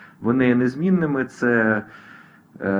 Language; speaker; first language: Ukrainian; native; Ukrainian